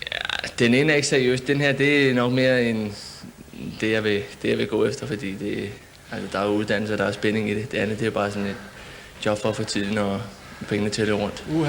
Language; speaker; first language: Danish; native; Danish